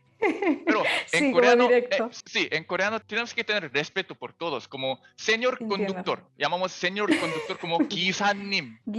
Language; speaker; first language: Spanish; non-native, fluent; Korean